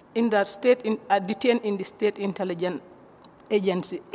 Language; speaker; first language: English; non-native, local second language; Mandingo